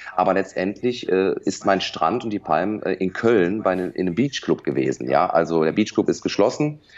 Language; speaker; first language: German; native; German